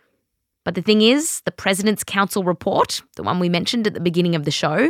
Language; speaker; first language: English; native; English